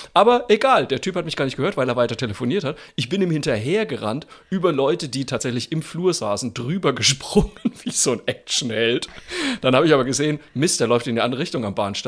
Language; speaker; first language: German; native; German